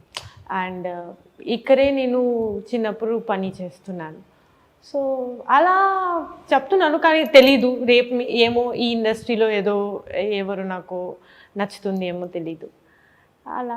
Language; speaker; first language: Telugu; non-native, learner; Bangla